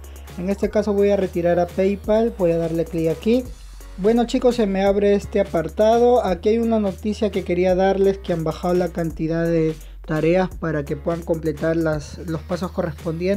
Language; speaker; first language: Spanish; native; Spanish